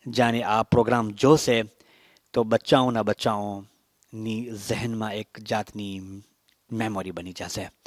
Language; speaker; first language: Gujarati; early bilingual, heritage; Gujarati